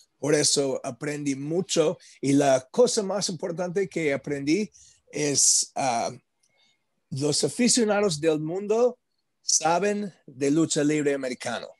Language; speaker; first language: Spanish; non-native, learner; English